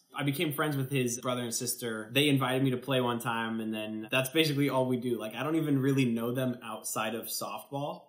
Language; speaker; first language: English; native; English